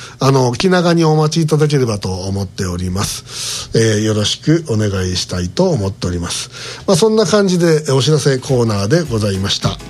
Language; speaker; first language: Japanese; native; Japanese